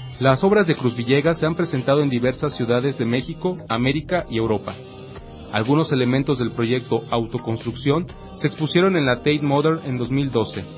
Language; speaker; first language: Spanish; native; Spanish